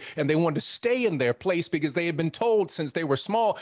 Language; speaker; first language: English; native; English